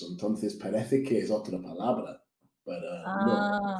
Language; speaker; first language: Spanish; non-native, fluent; English